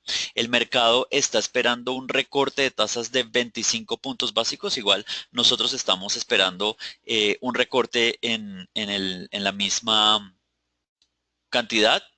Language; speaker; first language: Spanish; native; Spanish